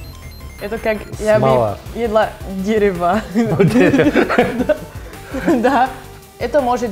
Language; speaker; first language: Russian; non-native, learner; Slovak